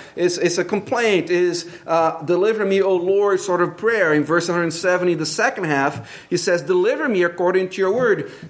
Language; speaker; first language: English; non-native, fluent; Portuguese